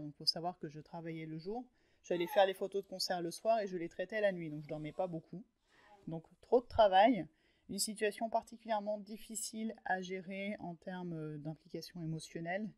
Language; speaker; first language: French; native; French